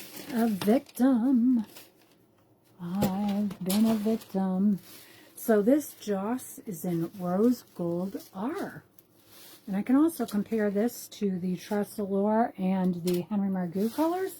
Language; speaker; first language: English; native; English